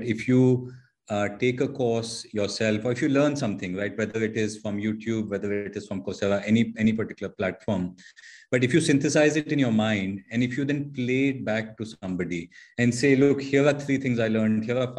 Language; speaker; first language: English; non-native, local second language; Hindi